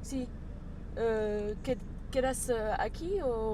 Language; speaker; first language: Spanish; non-native, learner; French